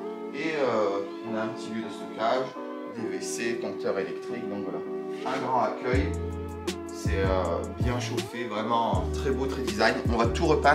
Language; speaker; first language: French; native; French